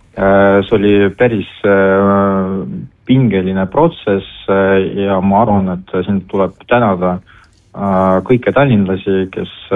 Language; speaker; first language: Estonian; non-native, local second language; Russian